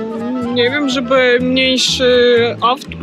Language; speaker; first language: Polish; non-native, learner; Ukrainian